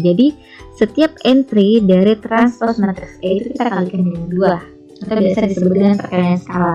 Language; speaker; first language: Indonesian; native; Indonesian